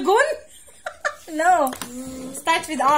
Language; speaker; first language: English; non-native, local second language; Cebuano